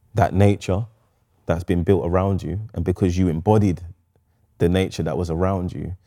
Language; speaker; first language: English; native; English